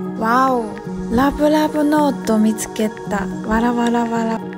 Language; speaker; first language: Japanese; non-native, learner; Chinese